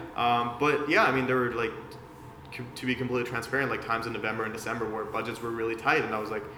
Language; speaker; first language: English; early bilingual, other home language; Persian